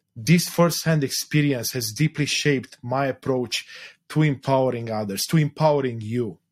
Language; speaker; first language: English; non-native, fluent; Romanian